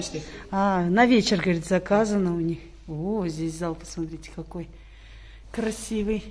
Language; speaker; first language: Russian; native; Russian